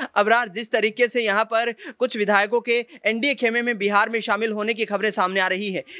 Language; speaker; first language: Hindi; native; Hindi